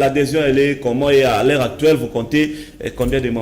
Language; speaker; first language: French; non-native, local second language; Lingala